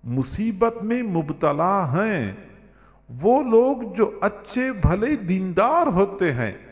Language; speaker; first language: Urdu; non-native, local second language; Punjabi